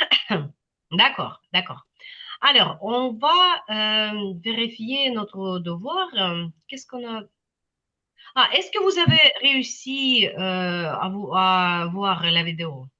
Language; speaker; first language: French; non-native, fluent; Ukrainian